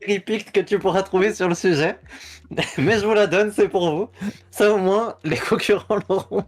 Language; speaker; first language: French; native; French